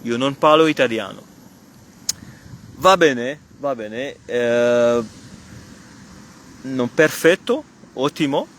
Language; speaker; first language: Italian; non-native, fluent; French